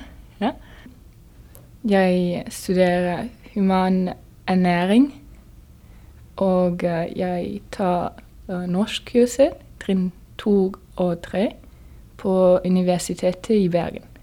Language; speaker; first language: Norwegian; non-native, learner; German